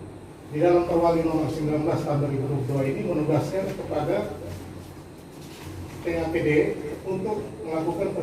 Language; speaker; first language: Indonesian; native; Indonesian